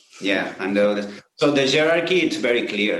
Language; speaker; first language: English; non-native, learner; Spanish